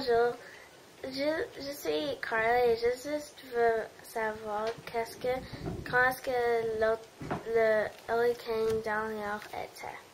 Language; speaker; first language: French; non-native, learner; English